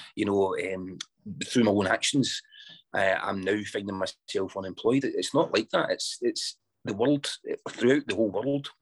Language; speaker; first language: English; native; English